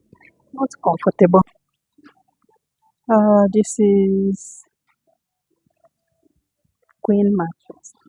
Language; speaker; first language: English; non-native, fluent; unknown